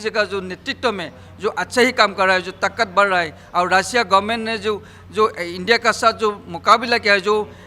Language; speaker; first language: Hindi; non-native, local second language; Assamese